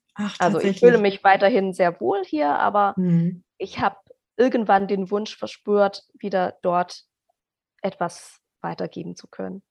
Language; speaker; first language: German; non-native, fluent; Indonesian